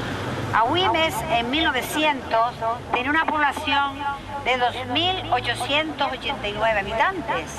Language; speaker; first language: Spanish; native; Spanish